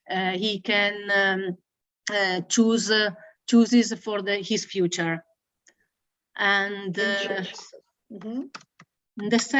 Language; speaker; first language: English; non-native, learner; Italian